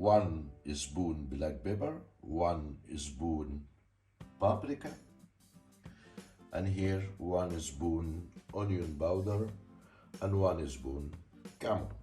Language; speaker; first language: English; non-native, learner; Arabic